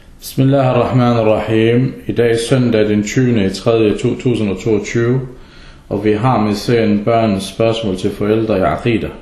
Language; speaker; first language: Danish; non-native, fluent; Arabic